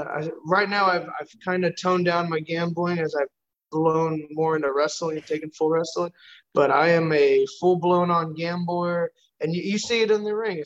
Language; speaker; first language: English; native; English